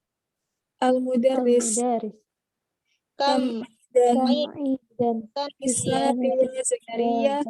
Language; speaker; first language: Arabic; non-native, learner; Indonesian